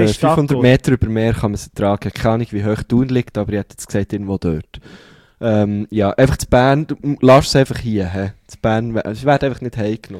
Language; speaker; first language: German; native; German